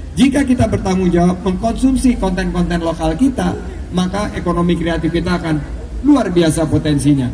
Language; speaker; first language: Indonesian; native; Indonesian